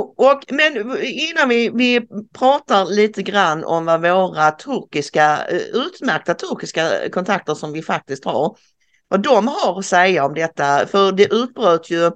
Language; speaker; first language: Swedish; native; Swedish